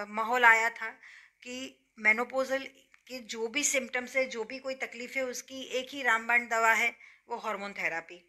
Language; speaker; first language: Hindi; non-native, local second language; Gujarati